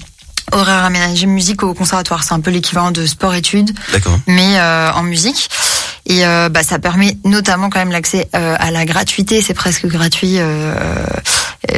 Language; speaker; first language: French; native; French